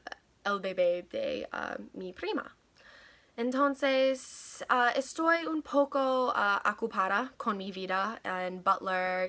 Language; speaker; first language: Spanish; non-native, learner; English